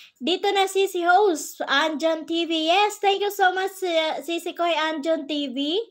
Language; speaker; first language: Filipino; non-native, local second language; Bikol